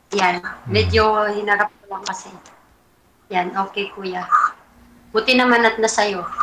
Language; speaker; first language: Filipino; non-native, local second language; Hiligaynon